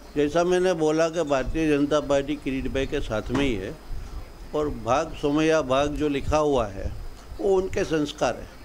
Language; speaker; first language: Hindi; non-native, local second language; Gujarati